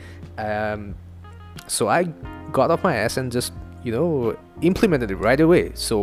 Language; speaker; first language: English; non-native, local second language; Assamese